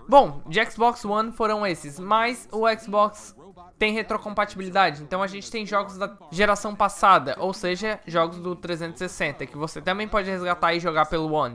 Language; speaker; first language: Portuguese; native; Portuguese